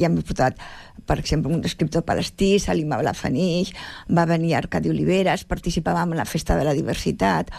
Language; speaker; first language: Catalan; native; Catalan